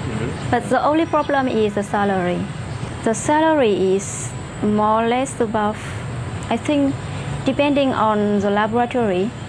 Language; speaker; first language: English; non-native, fluent; Vietnamese